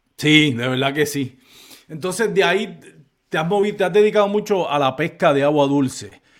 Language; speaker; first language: Spanish; native; Spanish